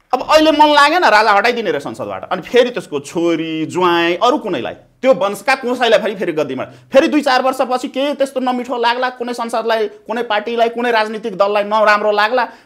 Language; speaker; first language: Nepali; non-native, local second language; Maithili